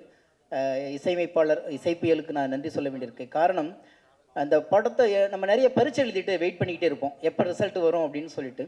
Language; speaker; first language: Tamil; native; Tamil